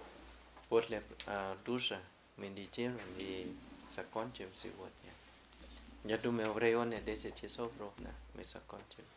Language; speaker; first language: Russian; non-native, fluent; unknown